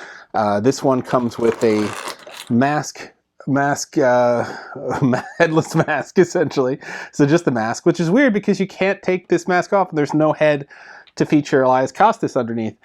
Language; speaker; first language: English; native; English